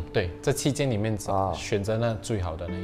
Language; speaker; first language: Chinese; native; Chinese